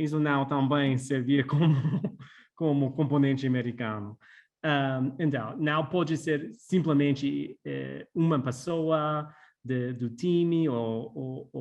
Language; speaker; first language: Portuguese; non-native, fluent; English